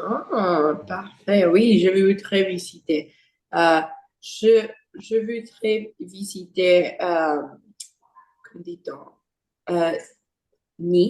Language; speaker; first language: French; non-native, learner; English